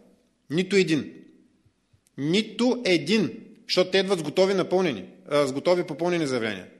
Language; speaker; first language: Bulgarian; native; Bulgarian